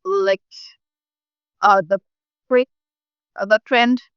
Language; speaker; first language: English; non-native, learner; Vietnamese